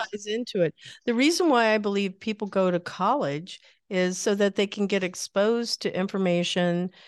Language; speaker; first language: English; native; English